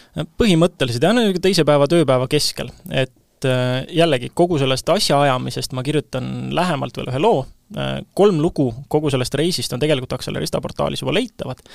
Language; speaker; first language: Estonian; native; Estonian